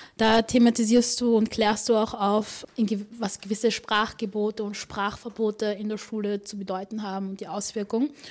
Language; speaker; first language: German; native; German